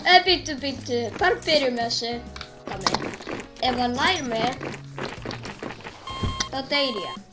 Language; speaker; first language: Icelandic; non-native, learner; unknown